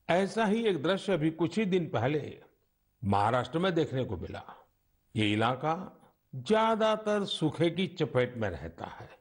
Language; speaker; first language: Hindi; non-native, local second language; Gujarati